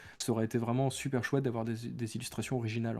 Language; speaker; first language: French; native; French